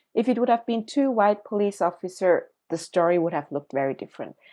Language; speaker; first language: English; early bilingual, other home language; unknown